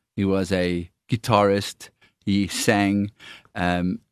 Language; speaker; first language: English; non-native, local second language; Afrikaans